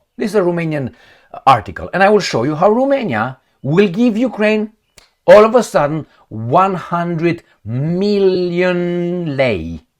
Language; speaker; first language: English; non-native, fluent; Romanian